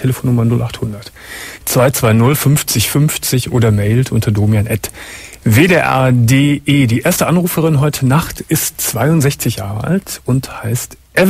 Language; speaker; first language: German; native; German